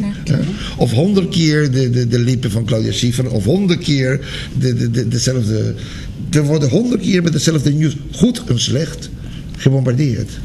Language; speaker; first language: Dutch; non-native, fluent; Spanish